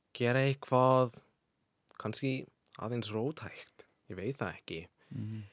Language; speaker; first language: Icelandic; non-native, fluent; English